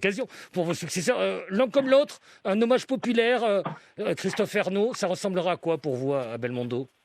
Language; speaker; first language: French; native; French